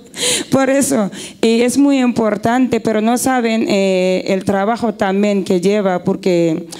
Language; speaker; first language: Spanish; non-native, fluent; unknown